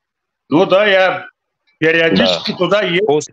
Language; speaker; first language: Russian; non-native, local second language; Tajik